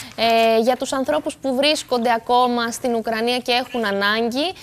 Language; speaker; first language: Greek; non-native, fluent; Ukrainian